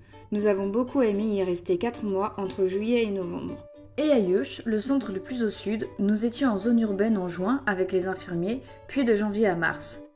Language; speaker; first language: French; native; French